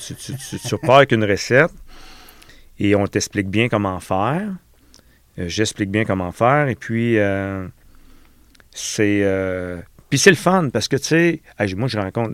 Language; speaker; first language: French; native; French